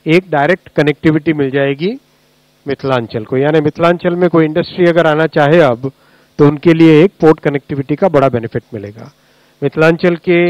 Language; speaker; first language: Hindi; native; Hindi